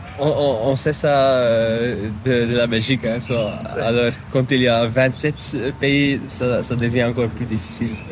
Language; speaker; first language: French; non-native, local second language; Dutch